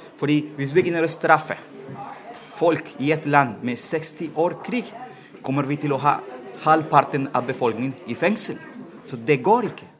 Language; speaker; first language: Norwegian; non-native, fluent; Spanish